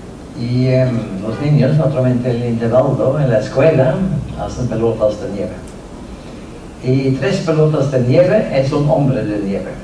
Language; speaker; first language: Spanish; non-native, fluent; Norwegian